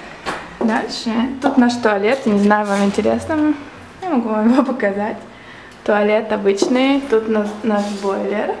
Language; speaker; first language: Russian; early bilingual, heritage; Russian